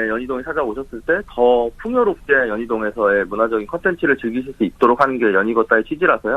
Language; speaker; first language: Korean; native; Korean